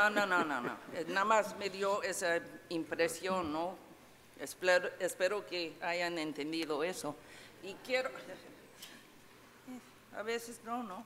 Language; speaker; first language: Spanish; non-native, fluent; English